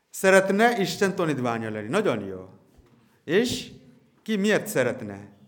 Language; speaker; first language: Hungarian; non-native, learner; Bangla